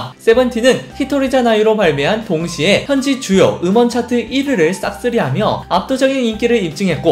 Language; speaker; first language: Korean; native; Korean